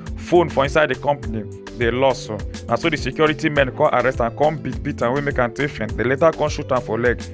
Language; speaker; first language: Nigerian Pidgin; native; Nigerian Pidgin